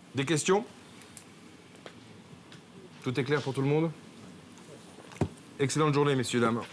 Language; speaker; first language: French; native; French